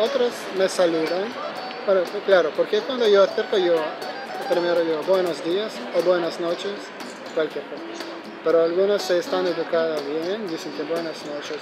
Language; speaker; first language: Spanish; non-native, learner; Ukrainian